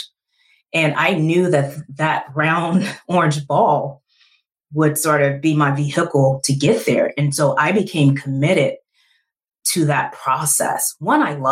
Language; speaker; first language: English; native; English